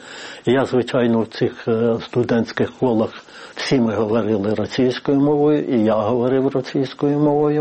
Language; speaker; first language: Ukrainian; native; Ukrainian